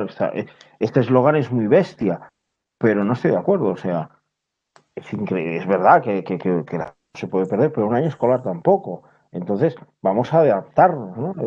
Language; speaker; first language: Spanish; non-native, local second language; Catalan